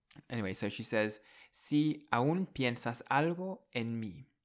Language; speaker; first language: Spanish; non-native, fluent; English